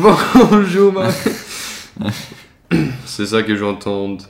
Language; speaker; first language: French; non-native, learner; Swedish